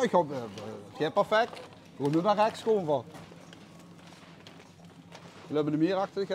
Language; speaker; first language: Dutch; native; Dutch